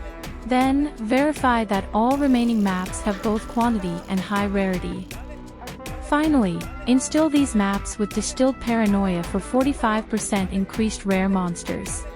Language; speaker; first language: English; native; English